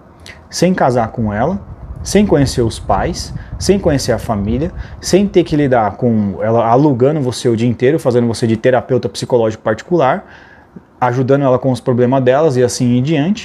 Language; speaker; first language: Portuguese; native; Portuguese